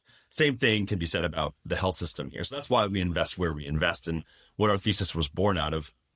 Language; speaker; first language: English; native; English